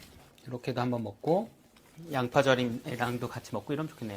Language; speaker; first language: Korean; native; Korean